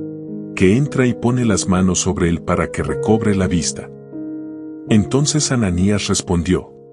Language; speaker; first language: Spanish; native; Spanish